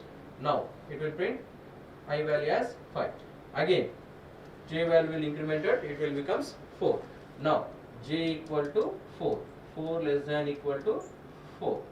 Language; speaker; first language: English; non-native, local second language; Telugu